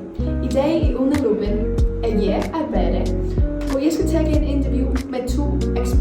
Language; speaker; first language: Danish; non-native, learner; Icelandic